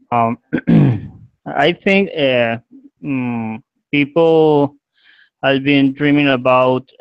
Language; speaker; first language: English; non-native, learner; Spanish